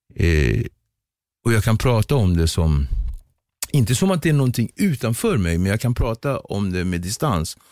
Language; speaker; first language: Swedish; early bilingual, other home language; Kabuverdianu